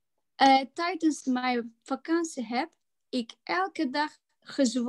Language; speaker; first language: Dutch; non-native, learner; Turkish